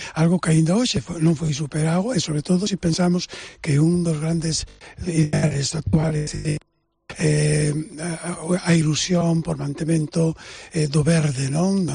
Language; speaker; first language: Galician; native; Galician